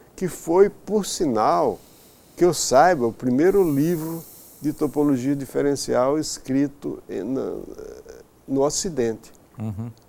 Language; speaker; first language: Portuguese; native; Portuguese